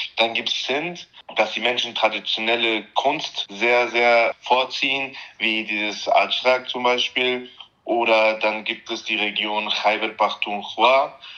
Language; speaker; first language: German; early bilingual, other home language; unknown